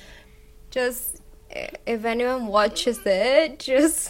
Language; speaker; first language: English; non-native, local second language; Cantonese